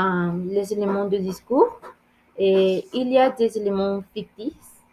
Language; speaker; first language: French; non-native, learner; Spanish